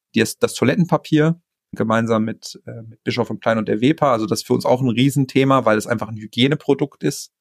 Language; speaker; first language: German; native; German